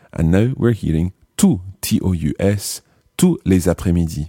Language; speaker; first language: French; non-native, fluent; English